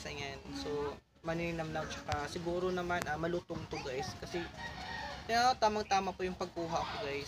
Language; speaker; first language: Filipino; non-native, local second language; Cebuano